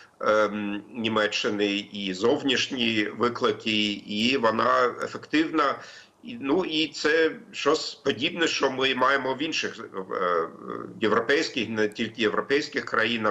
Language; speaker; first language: Ukrainian; non-native, fluent; German